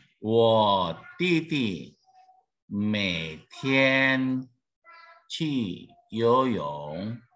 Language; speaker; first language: Chinese; non-native, fluent; Indonesian